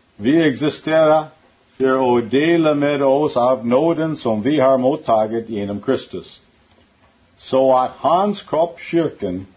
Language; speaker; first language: Swedish; non-native, learner; English